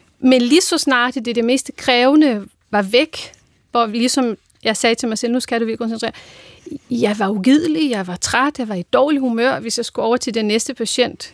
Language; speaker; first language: Danish; non-native, fluent; Portuguese